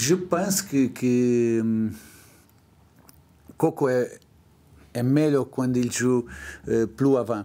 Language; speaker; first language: French; non-native, learner; Portuguese